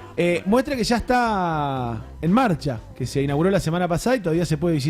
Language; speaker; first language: Spanish; native; Spanish